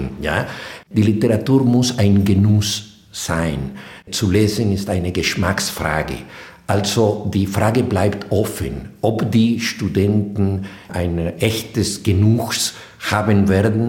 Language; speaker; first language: German; non-native, fluent; Spanish